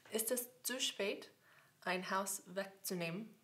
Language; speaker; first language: German; non-native, learner; English